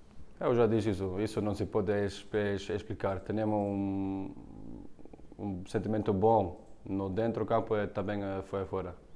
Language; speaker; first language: Portuguese; non-native, learner; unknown